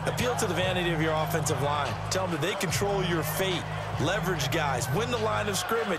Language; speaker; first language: English; native; English